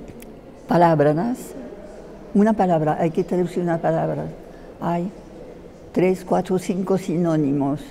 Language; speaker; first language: Spanish; non-native, fluent; French